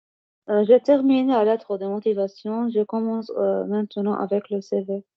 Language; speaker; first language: French; non-native, learner; Arabic